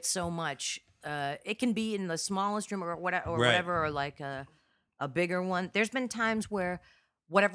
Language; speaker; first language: English; native; English